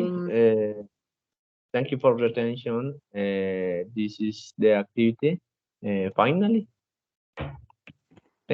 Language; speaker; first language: English; non-native, learner; Spanish